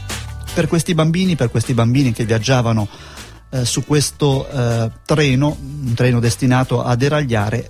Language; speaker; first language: Italian; native; Italian